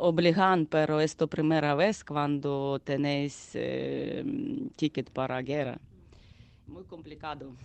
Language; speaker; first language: Spanish; non-native, learner; Ukrainian